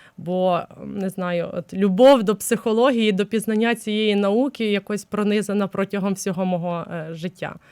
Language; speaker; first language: Ukrainian; native; Ukrainian